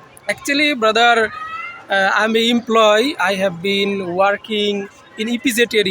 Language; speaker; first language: English; non-native, learner; Bangla